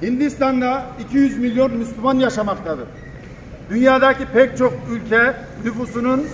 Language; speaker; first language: Turkish; native; Turkish